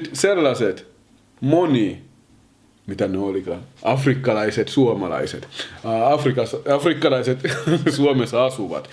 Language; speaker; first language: Finnish; early bilingual, other home language; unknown